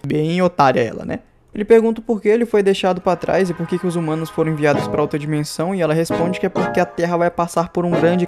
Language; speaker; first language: Portuguese; native; Portuguese